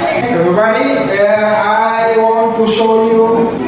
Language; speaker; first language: English; non-native, learner; Indonesian